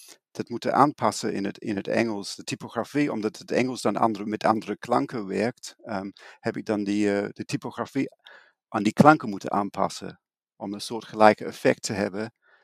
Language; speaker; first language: Dutch; non-native, fluent; English